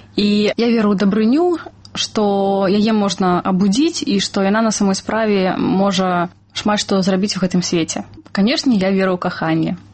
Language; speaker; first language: Belarusian; early bilingual, other home language; Russian